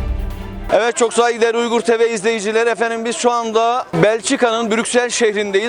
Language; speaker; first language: Turkish; native; Turkish